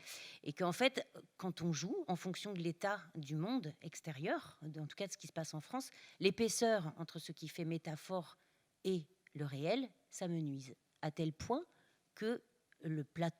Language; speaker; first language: French; native; French